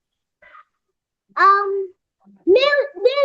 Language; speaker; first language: English; non-native, learner; Vietnamese